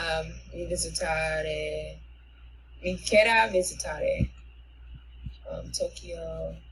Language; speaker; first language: Spanish; non-native, learner; English